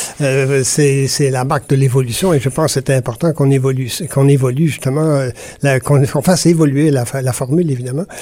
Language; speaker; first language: French; native; French